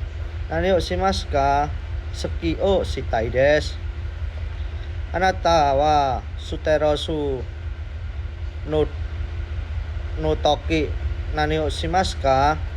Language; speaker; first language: Japanese; non-native, learner; Indonesian